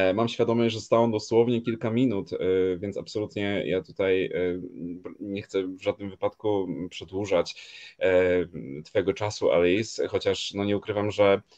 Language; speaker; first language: Polish; native; Polish